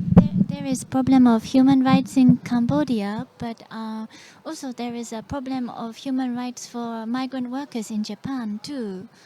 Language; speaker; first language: English; non-native, fluent; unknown